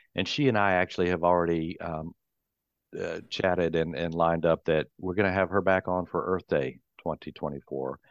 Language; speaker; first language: English; native; English